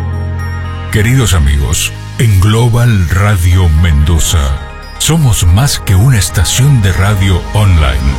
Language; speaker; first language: Spanish; native; Spanish